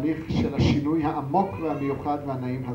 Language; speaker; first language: Hebrew; native; Hebrew